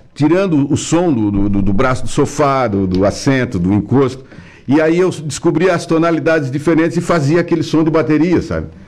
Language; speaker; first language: Portuguese; native; Portuguese